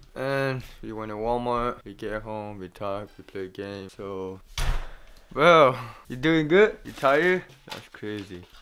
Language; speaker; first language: English; non-native, fluent; Arabic